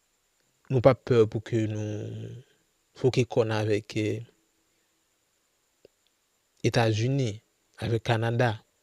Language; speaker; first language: French; non-native, local second language; Haitian Creole